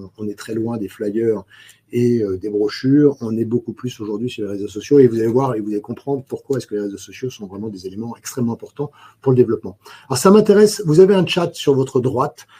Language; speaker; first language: French; native; French